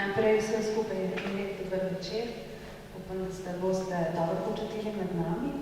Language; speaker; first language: Slovenian; native; Slovenian